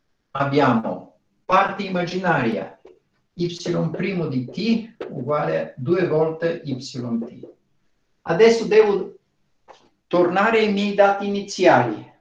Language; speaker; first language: Italian; non-native, fluent; Bulgarian